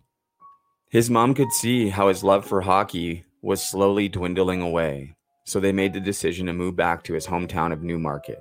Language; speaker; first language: English; native; English